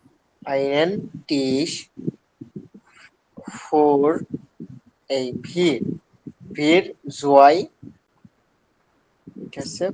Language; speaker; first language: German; non-native, learner; Bangla